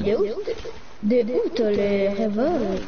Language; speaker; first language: French; native; French